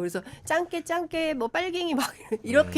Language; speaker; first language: Korean; native; Korean